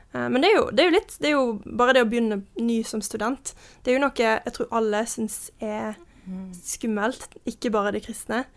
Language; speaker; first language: Norwegian; early bilingual, heritage; Norwegian